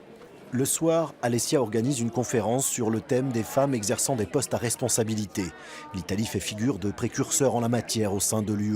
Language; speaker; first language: French; native; French